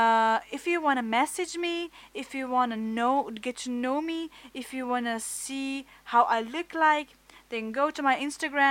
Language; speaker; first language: English; non-native, fluent; Czech